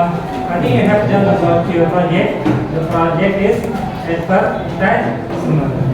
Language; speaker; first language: English; non-native, learner; Indonesian